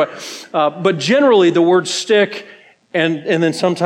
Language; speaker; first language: English; native; English